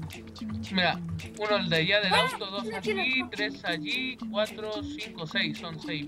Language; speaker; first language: Spanish; native; Spanish